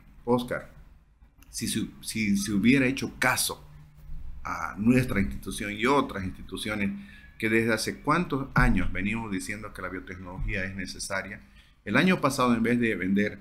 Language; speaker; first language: Spanish; native; Spanish